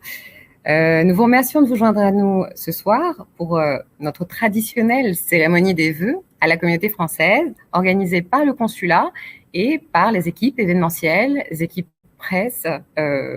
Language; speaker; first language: French; native; French